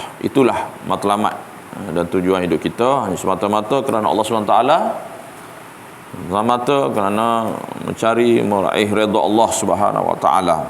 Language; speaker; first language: Malay; native; Malay